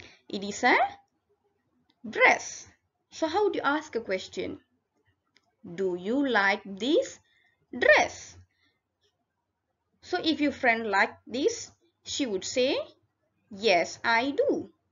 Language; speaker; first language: English; non-native, local second language; Tamil